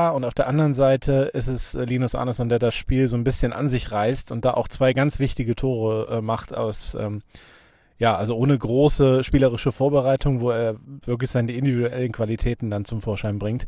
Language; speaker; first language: German; native; German